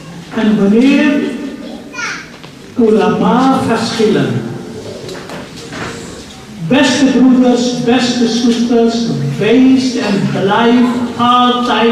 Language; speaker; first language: Dutch; non-native, fluent; Urdu